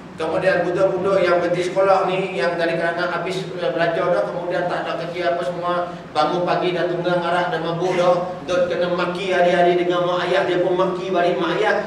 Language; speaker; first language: Malay; non-native, local second language; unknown